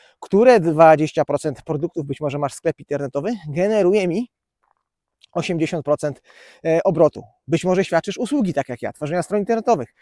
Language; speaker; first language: Polish; native; Polish